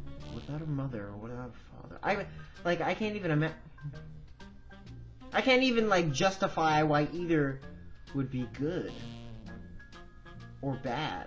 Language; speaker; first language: English; native; English